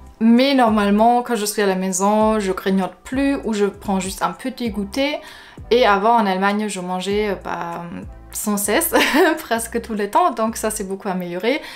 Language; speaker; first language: French; non-native, fluent; German